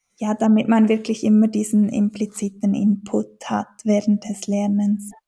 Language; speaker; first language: German; native; German